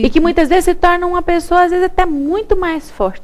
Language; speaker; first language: Portuguese; native; Portuguese